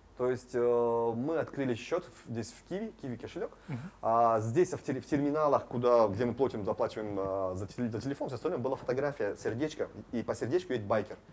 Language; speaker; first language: Russian; non-native, local second language; Tajik